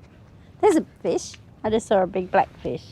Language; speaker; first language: English; native; English